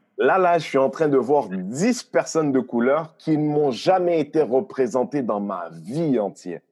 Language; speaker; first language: French; early bilingual, other home language; Haitian Creole